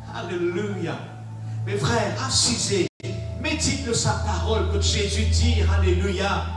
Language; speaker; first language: French; non-native, local second language; Morisyen